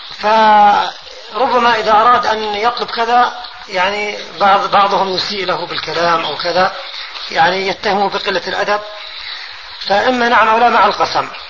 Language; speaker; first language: Arabic; native; Arabic